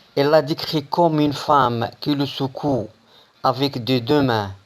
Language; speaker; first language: French; non-native, local second language; Arabic